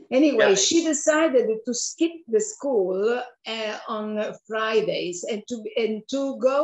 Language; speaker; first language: English; non-native, fluent; Italian